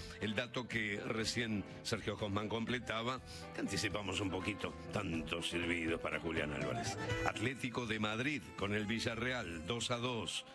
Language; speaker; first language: Spanish; native; Spanish